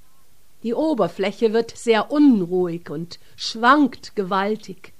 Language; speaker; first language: German; native; German